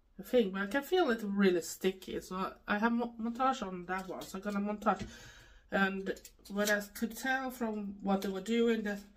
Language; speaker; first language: English; non-native, fluent; Swedish